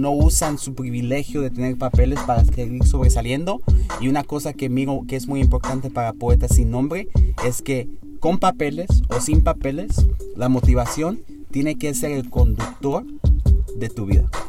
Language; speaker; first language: Spanish; early bilingual, heritage; Spanish